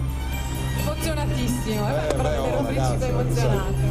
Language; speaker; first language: Italian; native; Italian